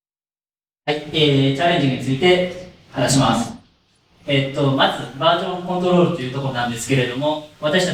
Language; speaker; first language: Japanese; native; Japanese